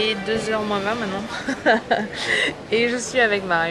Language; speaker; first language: French; native; French